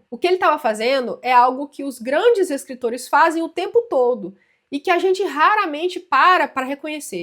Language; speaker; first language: Portuguese; native; Portuguese